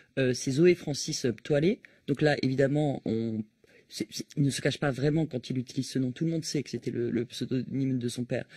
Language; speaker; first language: French; native; French